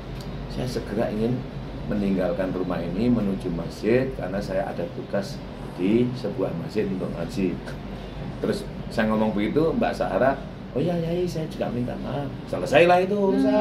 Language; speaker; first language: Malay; non-native, local second language; Javanese